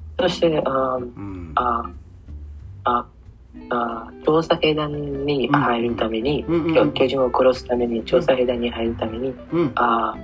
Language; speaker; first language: Japanese; non-native, learner; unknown